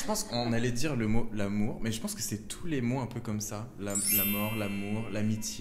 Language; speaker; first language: French; native; French